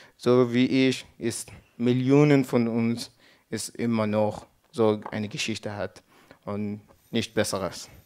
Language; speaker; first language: German; non-native, learner; Persian